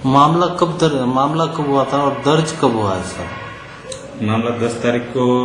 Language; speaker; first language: Hindi; non-native, local second language; Marathi